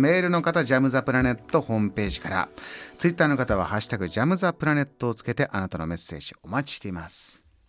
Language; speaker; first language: Japanese; native; Japanese